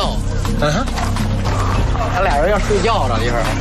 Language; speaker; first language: Chinese; native; Chinese